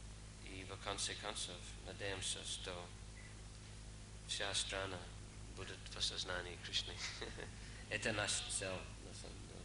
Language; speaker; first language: Russian; non-native, fluent; English